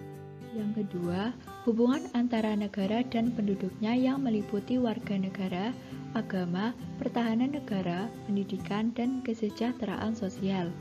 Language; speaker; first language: Indonesian; native; Indonesian